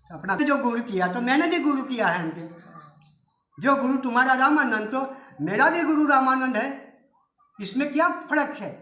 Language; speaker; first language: Hindi; non-native, local second language; Gujarati